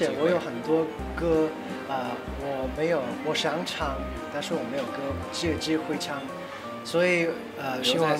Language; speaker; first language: Chinese; non-native, local second language; Cantonese